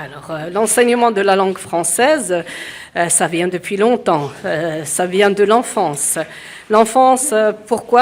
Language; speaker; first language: French; early bilingual, other home language; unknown